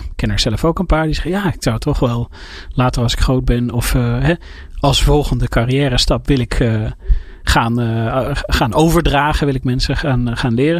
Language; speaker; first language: Dutch; native; Dutch